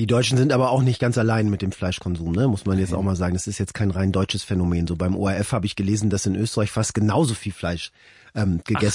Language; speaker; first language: German; native; German